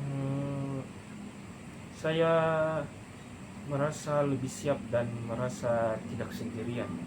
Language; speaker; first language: Indonesian; non-native, local second language; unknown